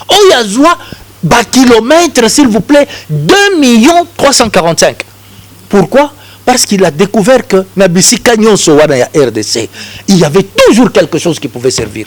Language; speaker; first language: French; non-native, local second language; Lingala